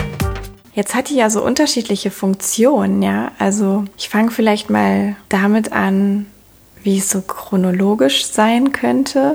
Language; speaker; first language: German; native; German